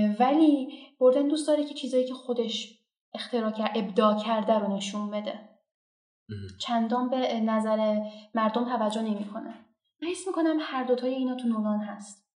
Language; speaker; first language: Persian; non-native, local second language; Azerbaijani